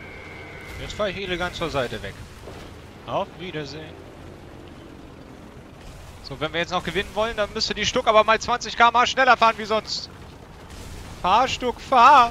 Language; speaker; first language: German; native; German